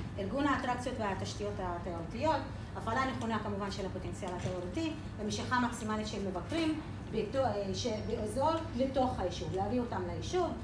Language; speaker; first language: Hebrew; non-native, local second language; Arabic